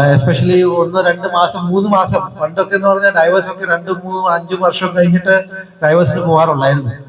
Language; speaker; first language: Malayalam; early bilingual, heritage; Malayalam